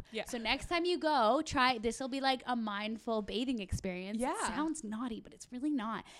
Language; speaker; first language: English; native; English